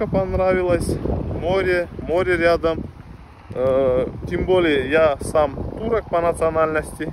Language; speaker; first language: Russian; non-native, local second language; Turkish